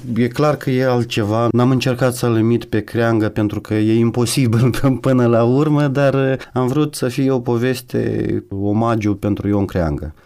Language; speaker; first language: Romanian; native; Romanian